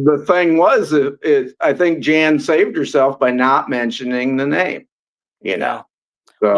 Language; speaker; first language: English; native; English